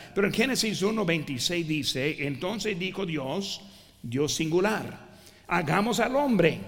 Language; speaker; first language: Spanish; non-native, fluent; English